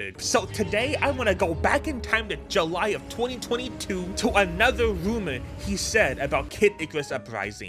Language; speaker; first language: English; native; English